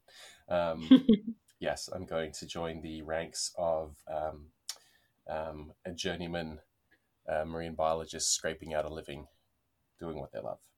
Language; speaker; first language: English; native; English